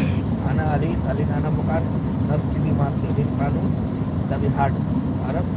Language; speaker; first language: Arabic; non-native, learner; Hindi